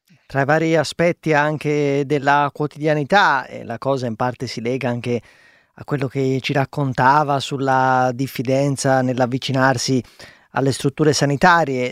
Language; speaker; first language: Italian; native; Italian